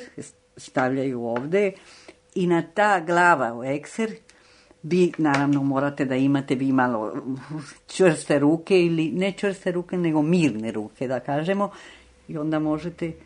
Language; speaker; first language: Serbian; non-native, fluent; Spanish